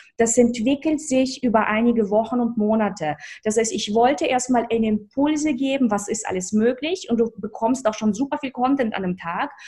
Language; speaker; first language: German; early bilingual, other home language; Russian